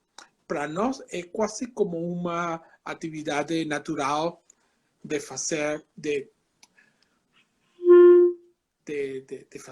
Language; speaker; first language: Portuguese; non-native, fluent; Spanish